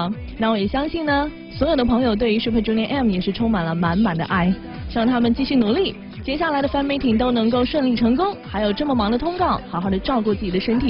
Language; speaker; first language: Chinese; native; Chinese